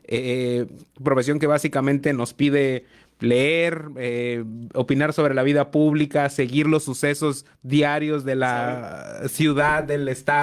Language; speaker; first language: Spanish; native; Spanish